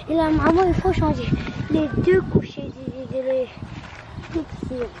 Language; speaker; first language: French; early bilingual, heritage; French